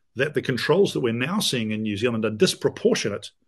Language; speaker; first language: English; native; English